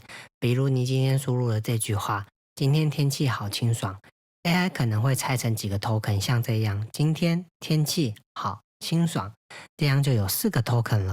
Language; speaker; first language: Chinese; native; Chinese